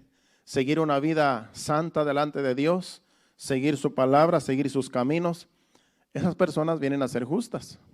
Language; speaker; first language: Spanish; native; Spanish